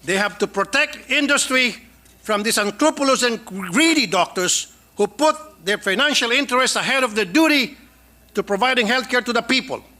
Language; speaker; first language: English; non-native, local second language; Filipino